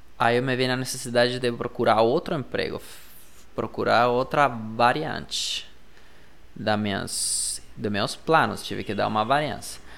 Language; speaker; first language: Portuguese; non-native, fluent; Spanish